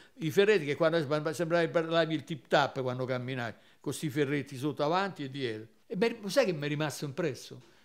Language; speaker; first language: Italian; native; Italian